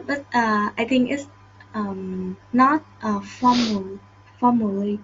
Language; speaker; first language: English; non-native, learner; Vietnamese